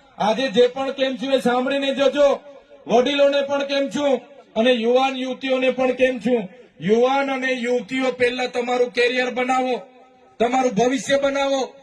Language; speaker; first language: Gujarati; non-native, local second language; Vasavi